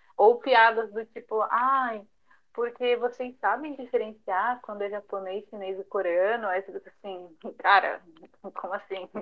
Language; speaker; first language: Portuguese; early bilingual, other home language; Japanese